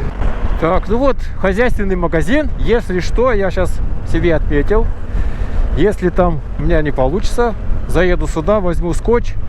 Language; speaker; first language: Russian; native; Russian